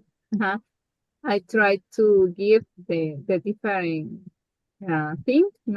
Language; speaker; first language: English; non-native, learner; Spanish